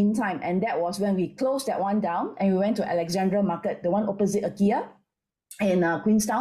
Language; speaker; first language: English; non-native, local second language; Min Nan Chinese